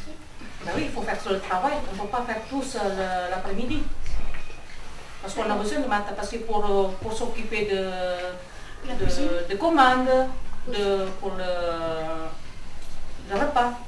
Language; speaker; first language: French; non-native, fluent; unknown